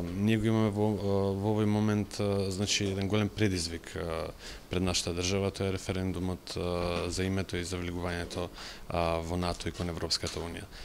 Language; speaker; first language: Macedonian; non-native, local second language; Albanian